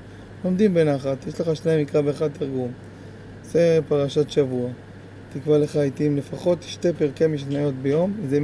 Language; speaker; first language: Hebrew; native; Hebrew